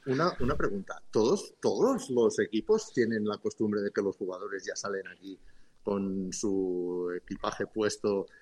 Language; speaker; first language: Spanish; non-native, local second language; Catalan